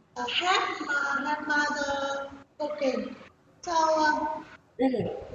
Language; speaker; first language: English; non-native, learner; Vietnamese